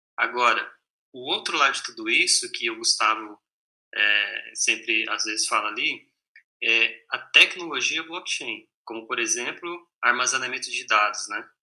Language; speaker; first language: Portuguese; native; Portuguese